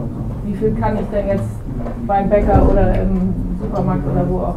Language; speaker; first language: German; native; German